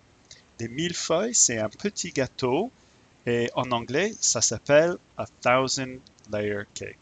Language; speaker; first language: French; non-native, fluent; English